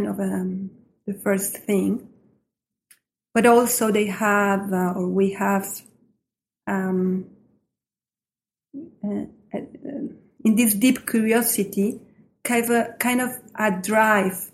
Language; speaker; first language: English; non-native, fluent; Spanish